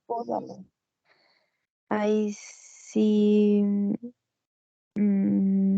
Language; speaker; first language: English; non-native, learner; Spanish